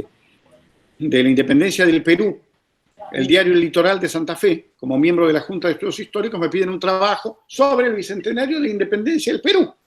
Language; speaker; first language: Spanish; native; Spanish